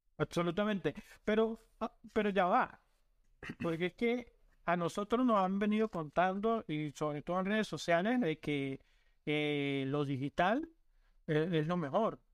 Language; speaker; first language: Spanish; native; Spanish